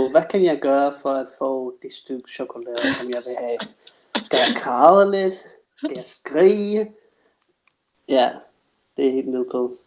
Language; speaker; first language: Danish; non-native, fluent; English